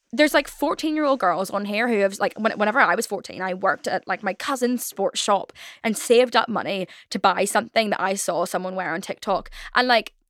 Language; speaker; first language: English; native; English